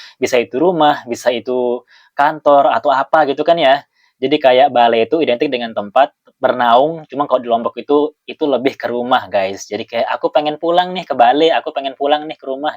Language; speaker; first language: Indonesian; non-native, local second language; Sasak